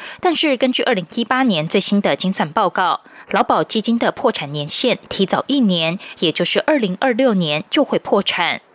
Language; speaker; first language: Chinese; native; Chinese